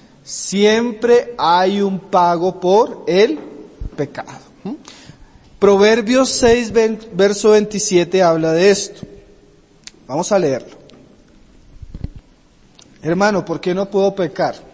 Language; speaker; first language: Spanish; native; Spanish